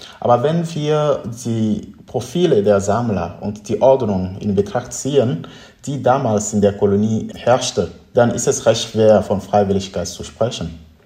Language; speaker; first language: German; non-native, fluent; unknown